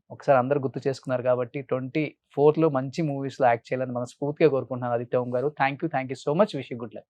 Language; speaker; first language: Telugu; native; Telugu